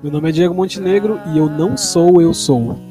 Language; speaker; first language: Portuguese; native; Portuguese